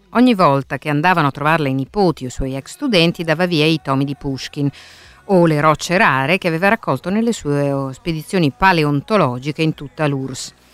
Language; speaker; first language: Italian; native; Italian